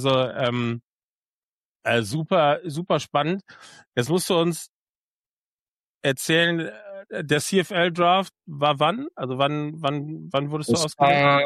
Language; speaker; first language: German; native; German